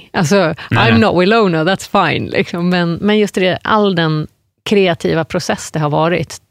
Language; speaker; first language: Swedish; non-native, fluent; English